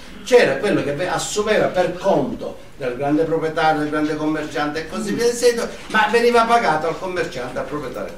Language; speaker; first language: Italian; native; Italian